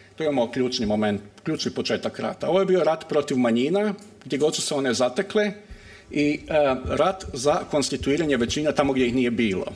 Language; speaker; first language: Croatian; native; Croatian